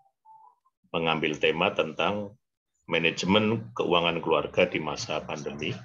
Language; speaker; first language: Indonesian; native; Indonesian